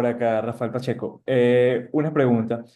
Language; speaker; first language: Spanish; native; Spanish